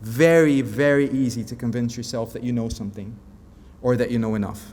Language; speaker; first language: English; non-native, fluent; Portuguese